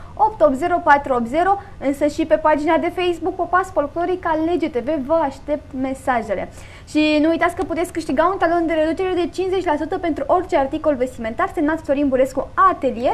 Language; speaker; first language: Romanian; native; Romanian